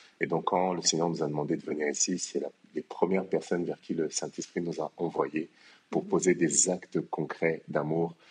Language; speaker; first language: French; early bilingual, other home language; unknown